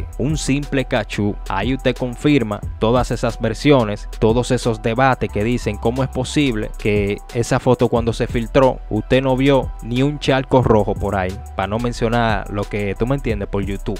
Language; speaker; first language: Spanish; native; Spanish